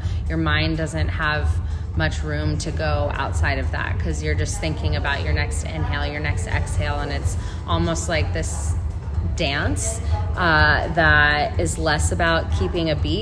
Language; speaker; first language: English; native; English